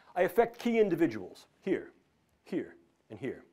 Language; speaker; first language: English; native; English